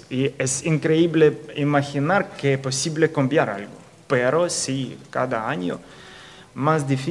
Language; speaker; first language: Spanish; non-native, learner; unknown